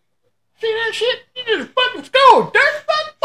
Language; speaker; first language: English; native; English